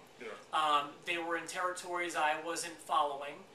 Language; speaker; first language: English; native; English